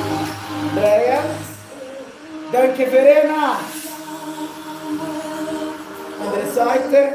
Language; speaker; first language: German; non-native, learner; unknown